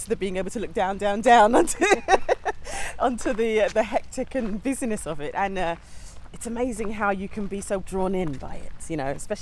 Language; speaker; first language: English; native; English